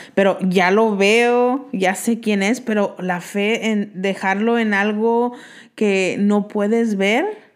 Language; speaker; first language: Spanish; early bilingual, heritage; Spanish